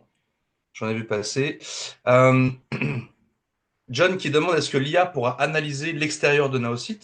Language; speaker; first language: French; native; French